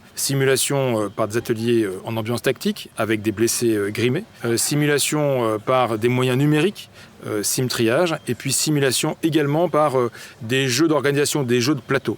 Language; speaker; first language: French; native; French